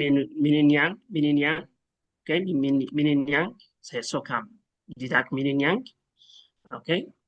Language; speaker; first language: Indonesian; non-native, learner; Arabic